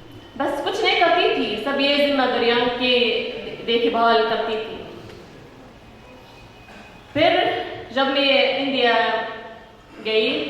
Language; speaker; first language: Hindi; non-native, fluent; Arabic